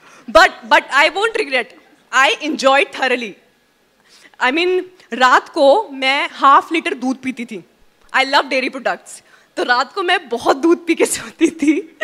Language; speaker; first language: English; non-native, local second language; Hindi